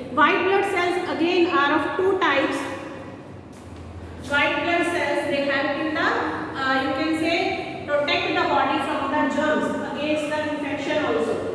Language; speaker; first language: English; non-native, local second language; Hindi